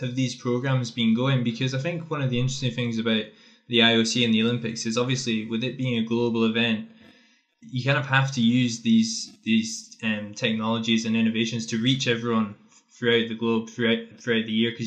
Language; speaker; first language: English; native; English